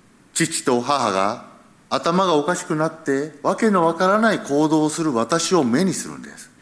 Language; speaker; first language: Japanese; early bilingual, heritage; Japanese